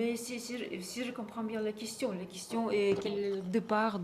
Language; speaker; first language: French; non-native, fluent; Russian